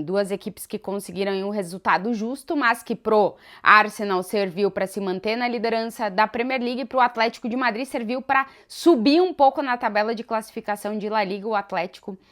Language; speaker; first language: Portuguese; native; Portuguese